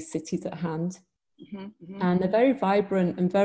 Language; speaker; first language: English; native; English